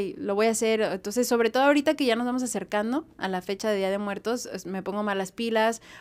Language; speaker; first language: Spanish; native; Spanish